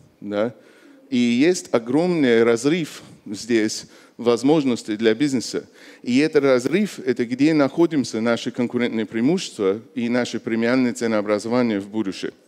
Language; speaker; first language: Russian; non-native, fluent; English